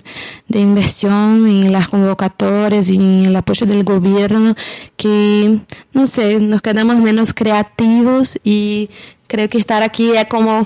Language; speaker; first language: Spanish; non-native, learner; Portuguese